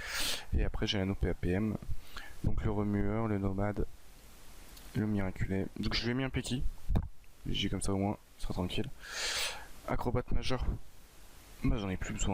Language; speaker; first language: French; native; French